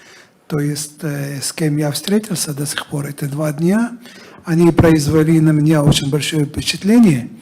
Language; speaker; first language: Russian; non-native, fluent; Arabic